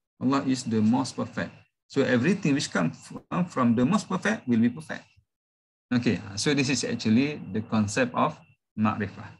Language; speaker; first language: English; non-native, local second language; Malay